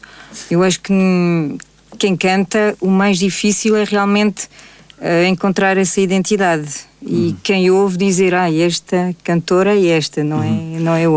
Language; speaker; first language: Portuguese; native; Portuguese